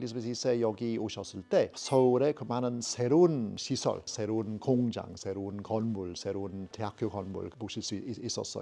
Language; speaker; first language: Korean; non-native, fluent; English